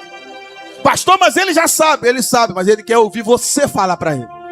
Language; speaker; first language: Portuguese; native; Portuguese